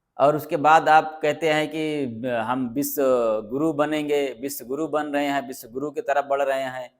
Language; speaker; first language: Hindi; native; Hindi